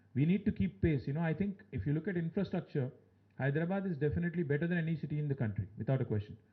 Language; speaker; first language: English; non-native, local second language; Telugu